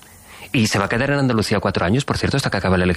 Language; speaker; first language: Spanish; native; Spanish